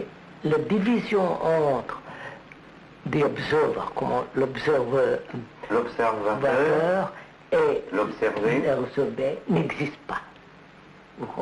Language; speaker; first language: French; non-native, learner; Telugu